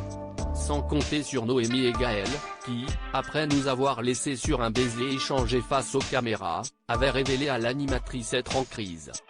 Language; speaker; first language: French; native; French